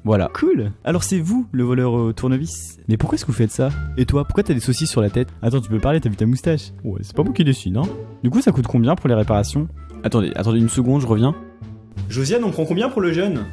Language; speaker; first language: French; native; French